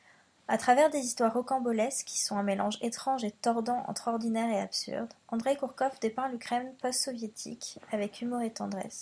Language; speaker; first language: French; native; French